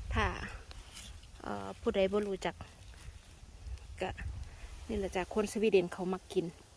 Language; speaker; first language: Thai; native; Thai